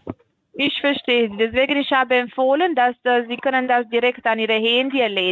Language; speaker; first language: German; non-native, fluent; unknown